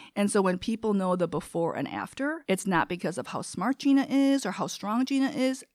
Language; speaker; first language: English; early bilingual, other home language; Korean